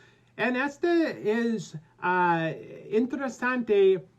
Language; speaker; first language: Spanish; non-native, learner; English